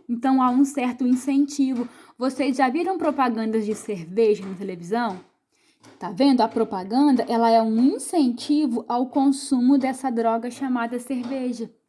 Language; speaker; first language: Portuguese; native; Portuguese